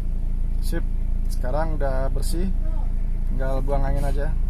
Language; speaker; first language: Indonesian; native; Indonesian